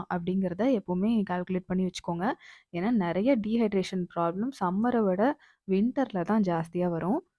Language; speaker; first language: Tamil; native; Tamil